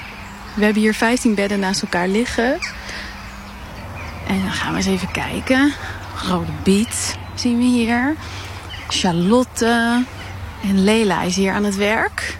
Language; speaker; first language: Dutch; native; Dutch